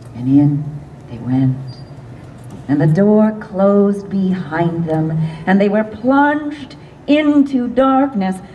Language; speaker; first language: English; native; English